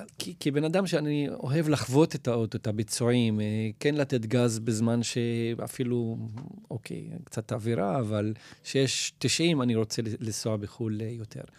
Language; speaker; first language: Hebrew; non-native, local second language; Arabic